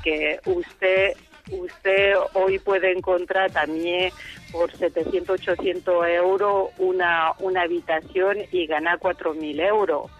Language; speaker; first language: Spanish; non-native, fluent; French